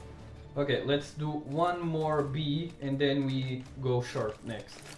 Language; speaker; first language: English; non-native, learner; Portuguese